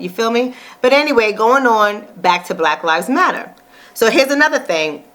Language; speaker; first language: English; native; English